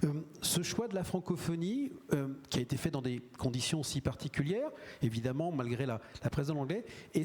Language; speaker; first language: French; native; French